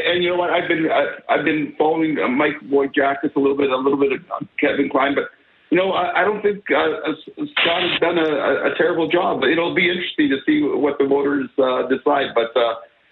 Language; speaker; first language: English; native; English